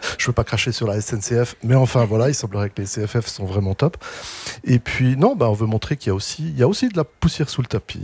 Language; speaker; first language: French; native; French